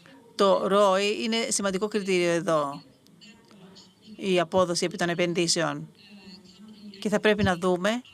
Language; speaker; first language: Greek; native; Greek